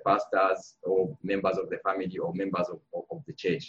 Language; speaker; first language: English; non-native, local second language; Bemba